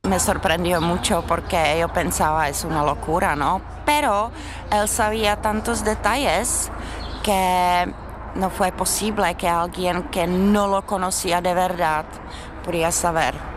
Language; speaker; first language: Spanish; non-native, fluent; Czech